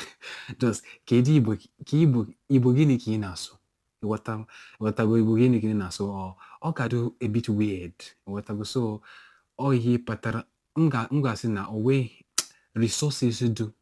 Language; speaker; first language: Igbo; non-native, local second language; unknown